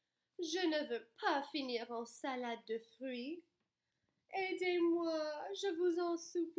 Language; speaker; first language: French; non-native, fluent; English